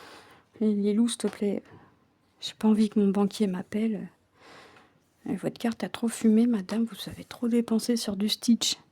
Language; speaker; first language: French; native; French